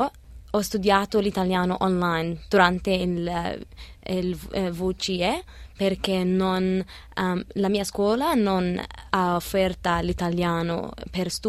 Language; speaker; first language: Italian; non-native, learner; Arabic